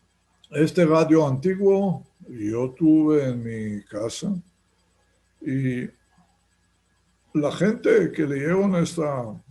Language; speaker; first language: Spanish; non-native, fluent; Hebrew